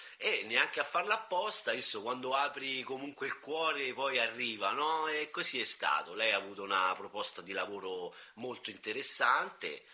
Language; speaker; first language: Italian; native; Italian